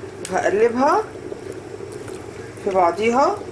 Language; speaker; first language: Arabic; native; Arabic